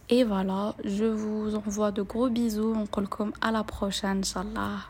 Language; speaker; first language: French; non-native, local second language; Arabic